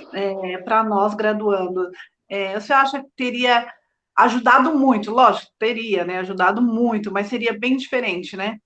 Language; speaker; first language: Portuguese; native; Portuguese